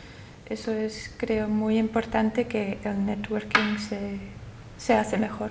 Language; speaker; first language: Spanish; non-native, fluent; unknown